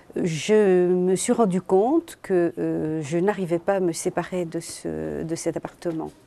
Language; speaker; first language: French; native; French